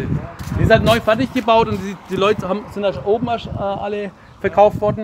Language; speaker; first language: German; early bilingual, other home language; Turkish